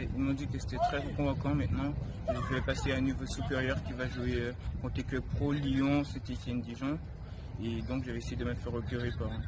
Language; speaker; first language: French; native; French